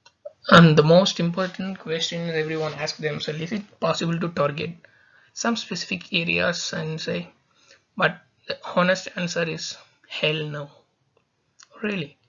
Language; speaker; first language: English; non-native, local second language; Tamil